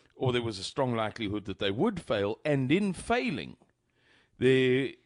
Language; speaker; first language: English; native; English